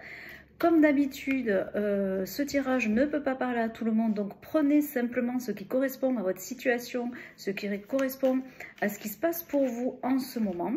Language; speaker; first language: French; native; French